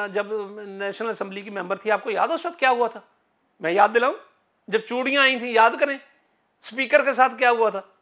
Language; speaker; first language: Urdu; non-native, local second language; Punjabi